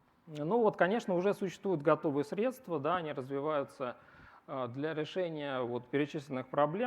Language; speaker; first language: Russian; native; Russian